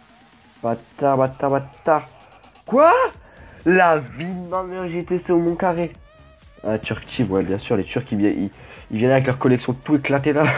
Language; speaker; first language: French; native; French